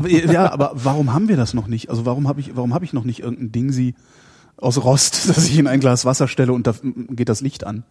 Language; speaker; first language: German; native; German